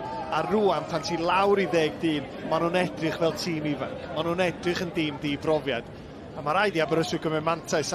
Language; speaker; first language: Welsh; native; Welsh